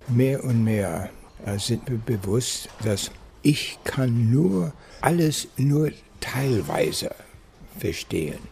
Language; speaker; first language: German; non-native, fluent; English